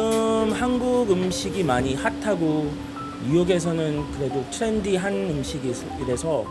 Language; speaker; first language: Korean; early bilingual, heritage; Korean